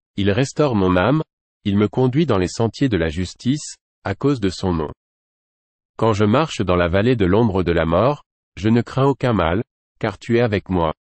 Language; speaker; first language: French; non-native, local second language; Haitian Creole